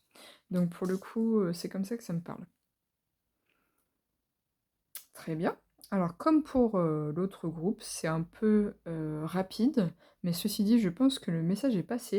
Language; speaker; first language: French; native; French